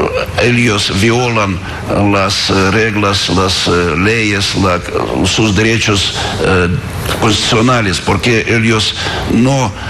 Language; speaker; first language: Spanish; non-native, fluent; Russian